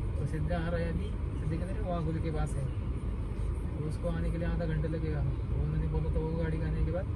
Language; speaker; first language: Hindi; non-native, local second language; Marathi